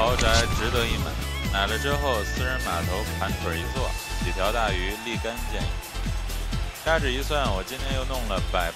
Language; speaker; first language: Chinese; native; Chinese